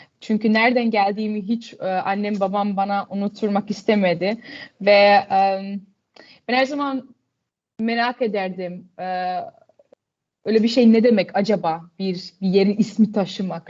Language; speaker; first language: Turkish; early bilingual, heritage; Turkish